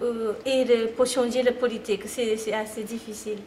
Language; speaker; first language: French; non-native, fluent; Japanese